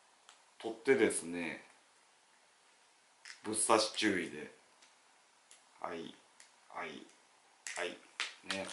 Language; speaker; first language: Japanese; native; Japanese